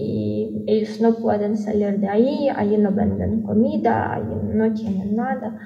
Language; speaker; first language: Spanish; non-native, fluent; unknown